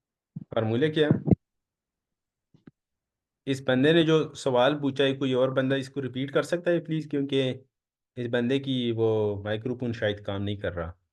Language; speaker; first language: Hindi; non-native, local second language; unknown